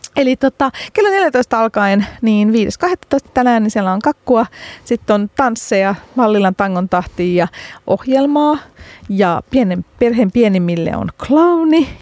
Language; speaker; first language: Finnish; native; Finnish